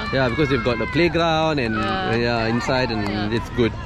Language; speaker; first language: English; non-native, local second language; Malay